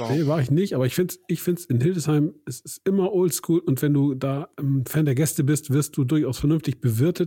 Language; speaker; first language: German; native; German